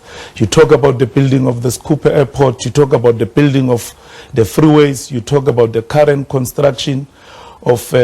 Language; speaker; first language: English; non-native, local second language; Swati